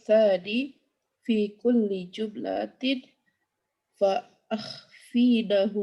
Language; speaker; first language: Arabic; non-native, learner; Indonesian